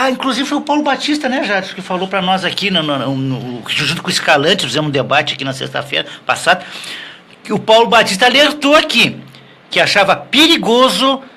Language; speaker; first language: Portuguese; native; Portuguese